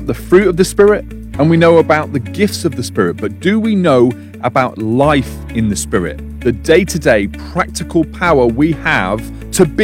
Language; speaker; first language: English; native; English